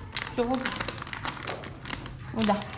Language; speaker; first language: Indonesian; non-native, learner; Serbian